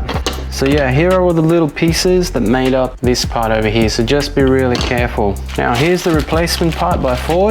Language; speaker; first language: English; native; English